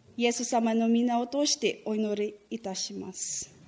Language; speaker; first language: Japanese; non-native, fluent; Filipino